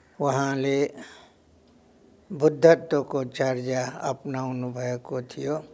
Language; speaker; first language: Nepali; non-native, local second language; Newari